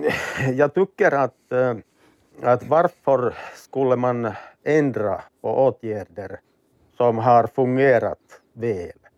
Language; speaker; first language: Swedish; non-native, learner; Finnish